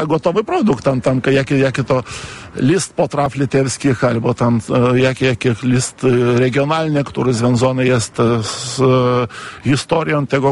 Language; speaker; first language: Polish; non-native, fluent; Lithuanian